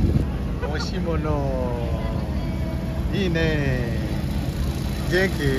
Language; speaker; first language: Japanese; non-native, learner; English